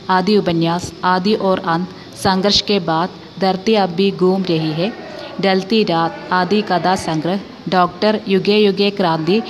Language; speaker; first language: Hindi; non-native, local second language; Malayalam